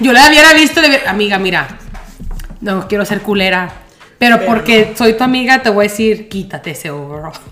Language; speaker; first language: Spanish; early bilingual, heritage; Spanish